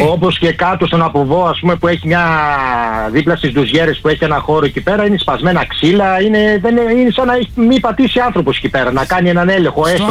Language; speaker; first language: Greek; native; Greek